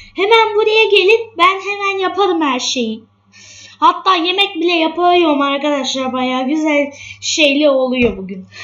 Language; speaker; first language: Turkish; early bilingual, other home language; English